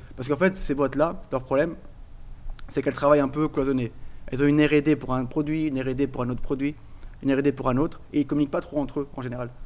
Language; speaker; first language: French; non-native, fluent; Portuguese